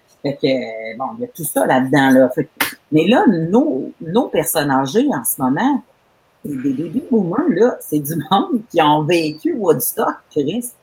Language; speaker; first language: French; native; French